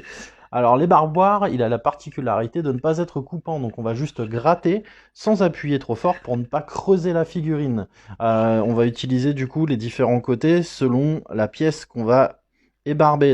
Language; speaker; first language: French; native; French